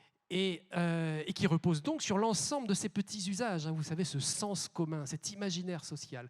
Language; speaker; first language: French; native; French